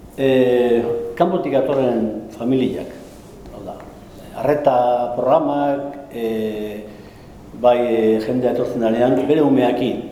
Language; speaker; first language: Basque; non-native, local second language; Spanish